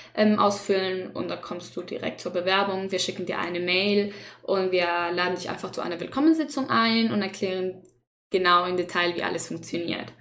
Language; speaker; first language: German; non-native, fluent; Spanish